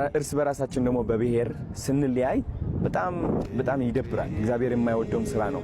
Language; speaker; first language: Amharic; non-native, local second language; Tigrinya